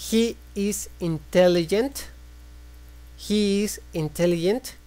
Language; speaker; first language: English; non-native, fluent; Spanish